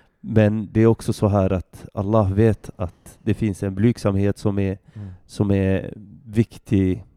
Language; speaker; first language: Swedish; early bilingual, other home language; Arabic